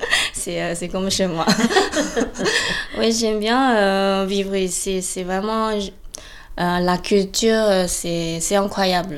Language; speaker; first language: French; non-native, fluent; Chinese